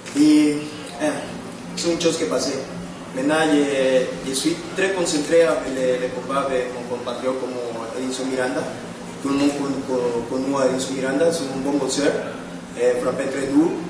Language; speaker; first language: French; non-native, learner; Spanish